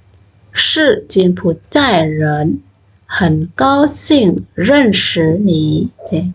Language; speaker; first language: Chinese; non-native, learner; Khmer